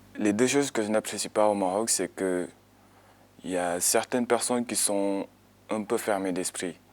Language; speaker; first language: French; non-native, local second language; Wolof